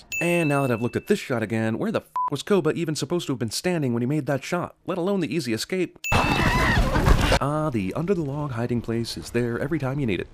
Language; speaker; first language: English; native; English